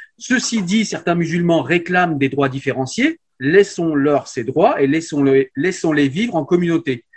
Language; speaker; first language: French; native; French